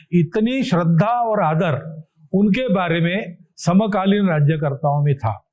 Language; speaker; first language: Hindi; non-native, local second language; Marathi